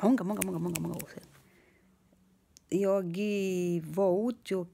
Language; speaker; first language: Swedish; non-native, learner; Portuguese